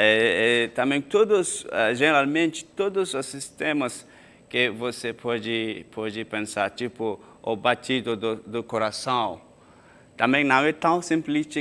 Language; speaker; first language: Portuguese; non-native, fluent; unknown